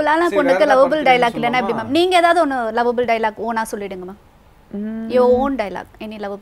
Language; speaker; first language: Tamil; native; Tamil